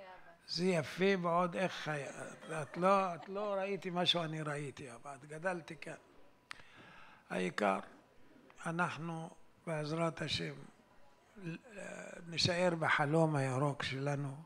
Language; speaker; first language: Hebrew; non-native, fluent; Arabic